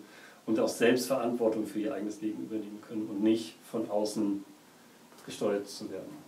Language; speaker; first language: German; native; German